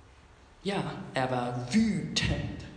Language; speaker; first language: German; non-native, fluent; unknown